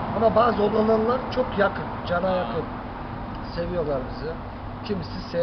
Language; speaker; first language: Turkish; early bilingual, heritage; Turkish